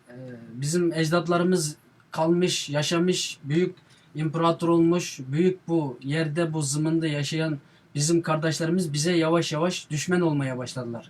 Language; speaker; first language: Turkish; non-native, fluent; Uyghur